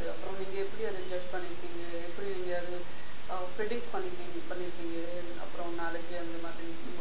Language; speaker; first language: Tamil; non-native, learner; Gujarati